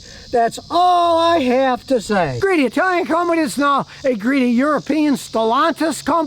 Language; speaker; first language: English; native; English